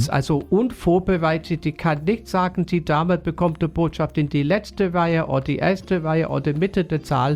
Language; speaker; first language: German; non-native, fluent; English